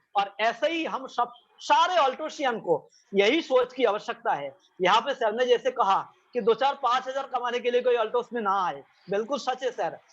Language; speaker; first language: Hindi; non-native, local second language; Bangla